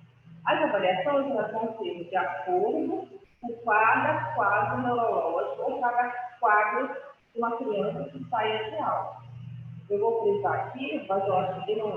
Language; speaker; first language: Portuguese; native; Portuguese